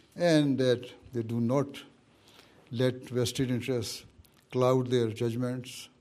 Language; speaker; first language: English; non-native, local second language; Urdu